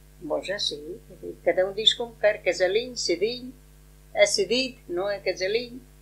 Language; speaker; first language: Portuguese; native; Portuguese